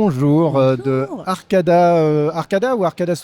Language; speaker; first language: French; native; French